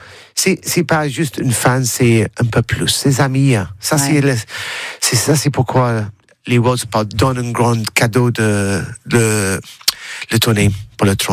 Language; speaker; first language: French; non-native, learner; English